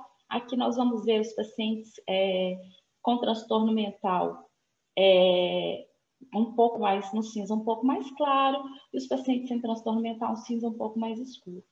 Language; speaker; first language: Portuguese; native; Portuguese